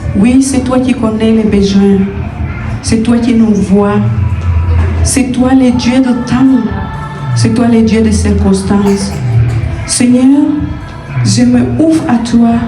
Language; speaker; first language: French; non-native, fluent; Spanish